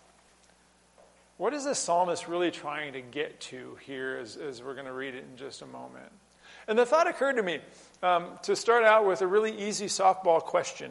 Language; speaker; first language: English; native; English